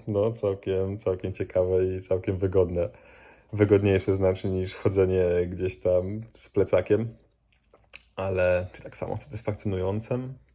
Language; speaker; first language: Polish; native; Polish